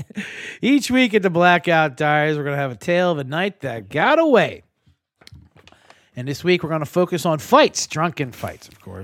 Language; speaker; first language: English; native; English